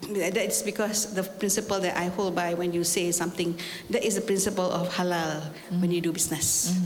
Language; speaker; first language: English; non-native, local second language; Malay